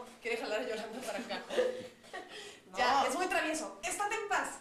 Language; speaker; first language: Spanish; native; Spanish